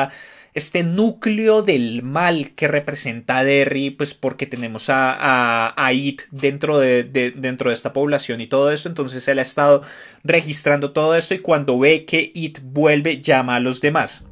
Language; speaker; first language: Spanish; native; Spanish